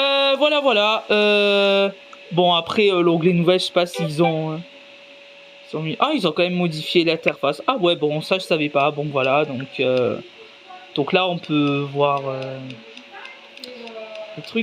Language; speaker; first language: French; native; French